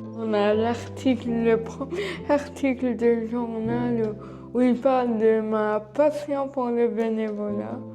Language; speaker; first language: French; early bilingual, other home language; Arabic